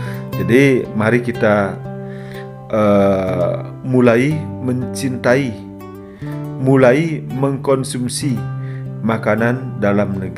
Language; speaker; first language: Indonesian; native; Indonesian